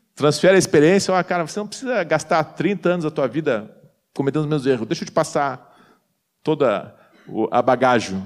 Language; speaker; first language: Portuguese; native; Portuguese